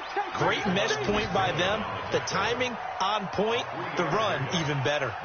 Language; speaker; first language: English; native; English